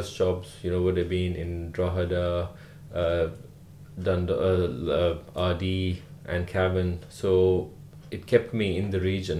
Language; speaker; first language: English; non-native, local second language; Sinhala